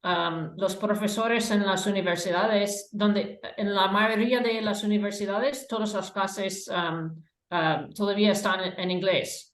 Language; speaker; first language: Spanish; non-native, fluent; English